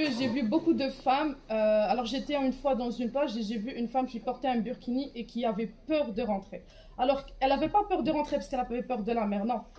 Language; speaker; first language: French; non-native, local second language; Arabic